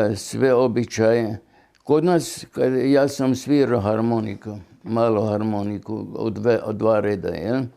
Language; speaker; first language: Bosnian; non-native, local second language; German